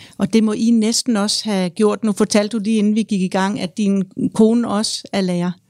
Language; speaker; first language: Danish; native; Danish